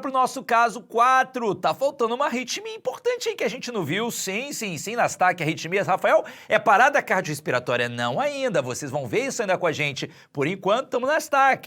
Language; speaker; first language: Portuguese; native; Portuguese